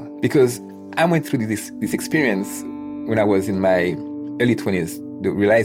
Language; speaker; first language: English; non-native, fluent; Haitian Creole